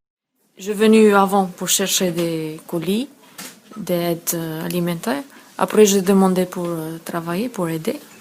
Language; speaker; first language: French; non-native, learner; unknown